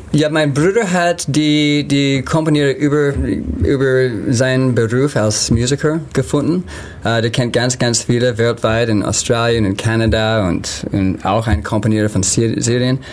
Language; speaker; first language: German; non-native, learner; English